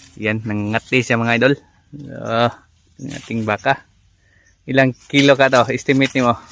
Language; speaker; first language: Filipino; non-native, local second language; Cebuano